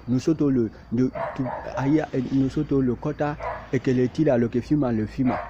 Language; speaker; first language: Spanish; non-native, learner; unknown